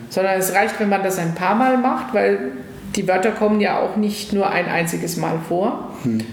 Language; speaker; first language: German; native; German